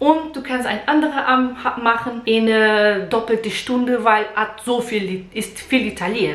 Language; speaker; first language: German; non-native, learner; Portuguese